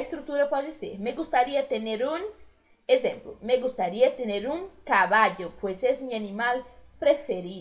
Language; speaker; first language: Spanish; non-native, fluent; Portuguese